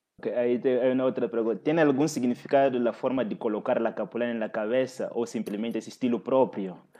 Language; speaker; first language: Spanish; non-native, fluent; Portuguese